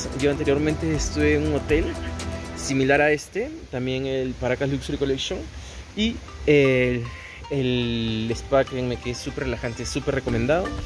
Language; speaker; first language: Spanish; native; Spanish